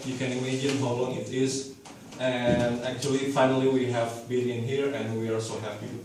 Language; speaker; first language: English; non-native, learner; Indonesian